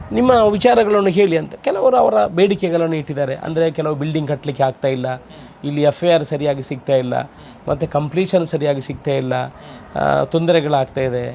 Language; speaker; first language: Kannada; non-native, local second language; Tulu